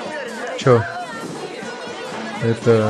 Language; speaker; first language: Russian; non-native, fluent; Spanish